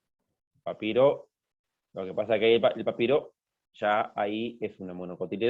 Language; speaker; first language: Spanish; native; Spanish